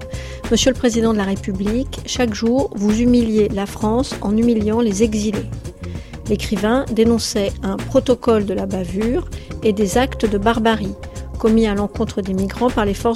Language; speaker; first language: French; native; French